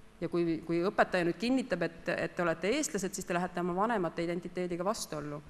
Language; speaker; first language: Estonian; native; Estonian